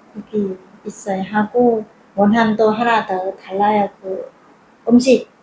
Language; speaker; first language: Korean; non-native, learner; Vietnamese